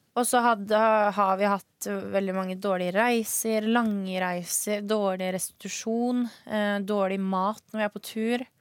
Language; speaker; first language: Norwegian; early bilingual, other home language; Swedish